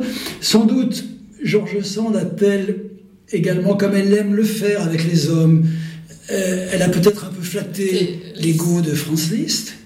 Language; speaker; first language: French; native; French